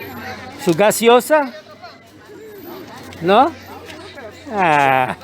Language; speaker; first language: Spanish; non-native, learner; English